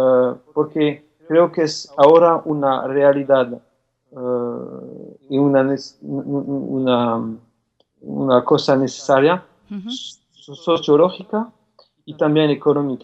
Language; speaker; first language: Spanish; non-native, fluent; French